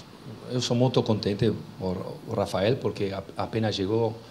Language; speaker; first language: Portuguese; non-native, fluent; Spanish